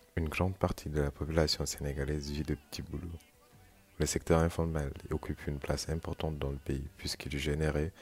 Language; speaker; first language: French; non-native, local second language; Wolof